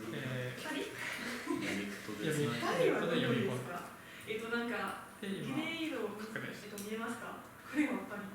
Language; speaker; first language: Japanese; non-native, learner; French